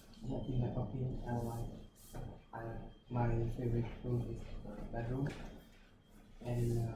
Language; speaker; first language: English; non-native, learner; Vietnamese